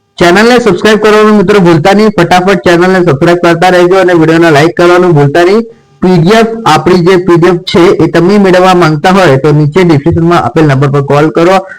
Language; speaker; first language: Gujarati; non-native, local second language; Marathi